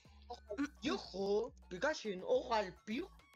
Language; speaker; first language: Spanish; native; Spanish